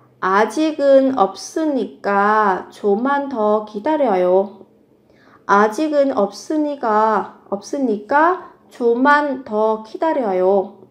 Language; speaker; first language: Korean; non-native, fluent; Vietnamese